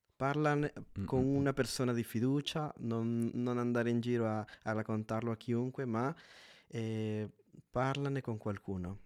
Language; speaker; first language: Italian; non-native, fluent; Spanish